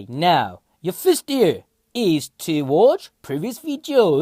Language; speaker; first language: English; non-native, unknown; Turkish